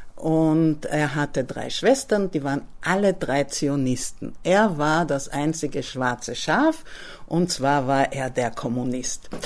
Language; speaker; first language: German; native; German